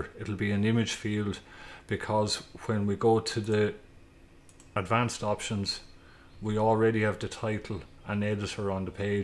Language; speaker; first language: English; native; English